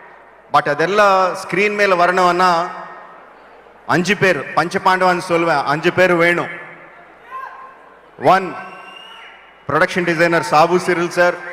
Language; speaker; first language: Tamil; non-native, local second language; Telugu